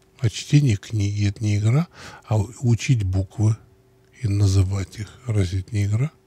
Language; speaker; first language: Russian; native; Russian